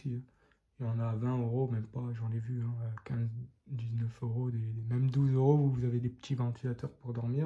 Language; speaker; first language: French; native; French